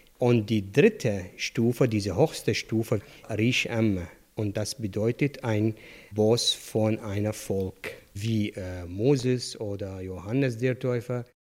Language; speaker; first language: German; non-native, fluent; Arabic